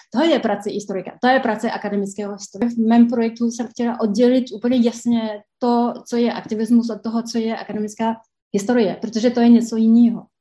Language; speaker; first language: Czech; non-native, fluent; French